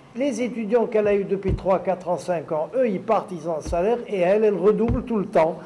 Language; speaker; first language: French; non-native, local second language; Arabic